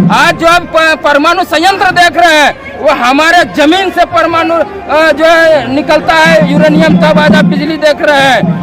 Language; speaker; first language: Hindi; non-native, local second language; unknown